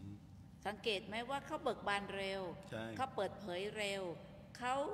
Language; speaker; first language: Thai; native; Thai